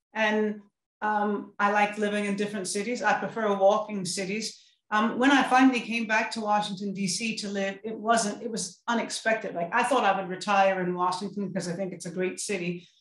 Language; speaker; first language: English; native; English